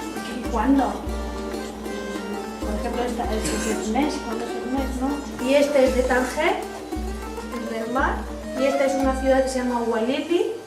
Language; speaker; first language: Spanish; non-native, learner; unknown